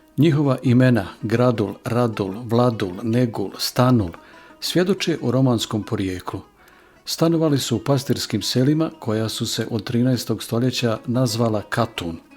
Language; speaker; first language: Bosnian; native; Bosnian